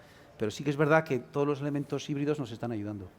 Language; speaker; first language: Spanish; native; Spanish